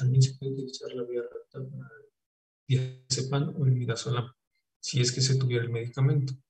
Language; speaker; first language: Spanish; native; Spanish